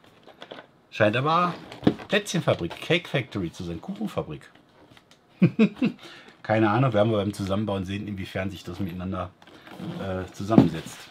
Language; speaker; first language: German; native; German